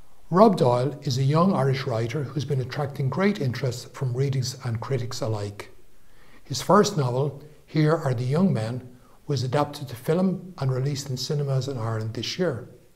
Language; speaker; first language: English; native; English